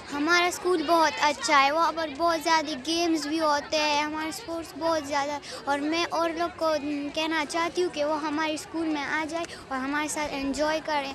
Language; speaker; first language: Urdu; non-native, local second language; Pashto